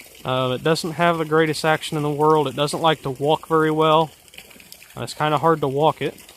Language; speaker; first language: English; native; English